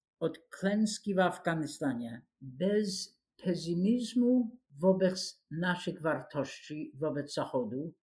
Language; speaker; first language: Polish; non-native, fluent; English